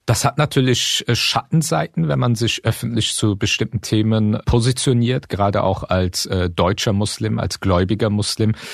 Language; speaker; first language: German; early bilingual, other home language; Turkish